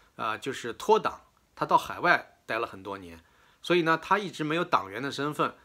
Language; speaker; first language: Chinese; native; Chinese